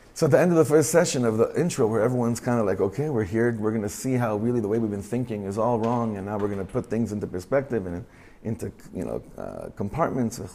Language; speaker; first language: English; native; English